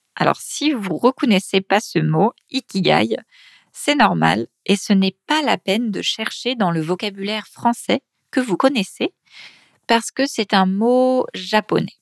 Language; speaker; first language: French; native; French